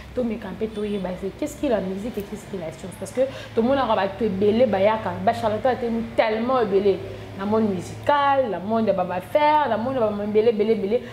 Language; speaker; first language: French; non-native, local second language; Lingala